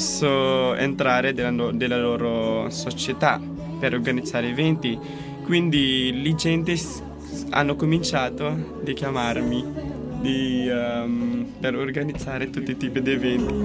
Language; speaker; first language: Italian; non-native, fluent; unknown